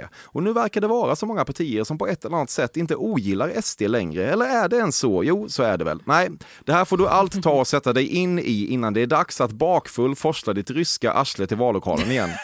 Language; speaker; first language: Swedish; native; Swedish